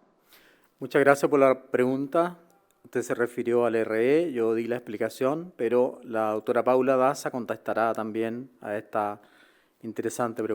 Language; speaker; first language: Spanish; native; Spanish